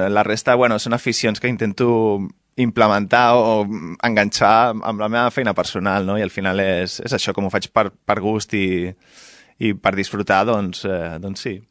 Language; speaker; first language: Catalan; non-native, local second language; Spanish